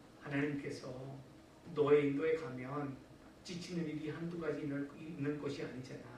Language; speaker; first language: Korean; non-native, fluent; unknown